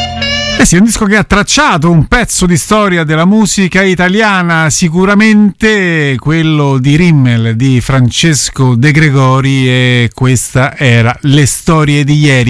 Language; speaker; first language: Italian; native; Italian